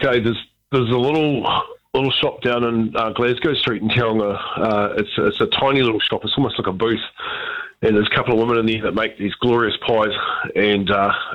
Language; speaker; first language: English; native; English